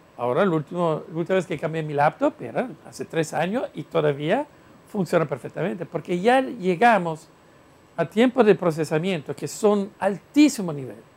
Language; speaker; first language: Spanish; non-native, fluent; Italian